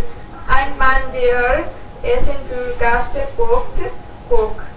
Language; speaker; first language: German; non-native, learner; Hindi